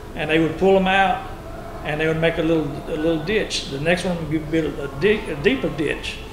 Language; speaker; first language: English; native; English